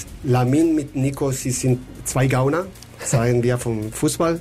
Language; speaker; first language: German; non-native, fluent; Spanish